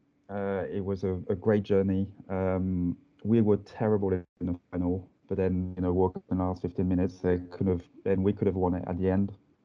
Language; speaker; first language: English; non-native, fluent; French